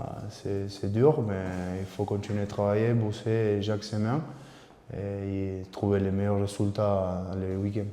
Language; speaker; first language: French; non-native, learner; Spanish